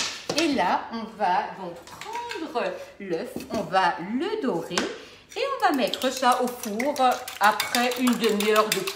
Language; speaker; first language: French; native; French